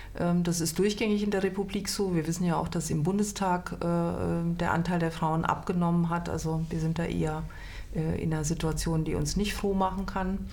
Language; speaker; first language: German; native; German